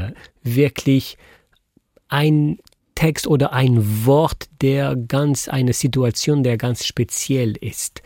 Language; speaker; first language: German; non-native, fluent; French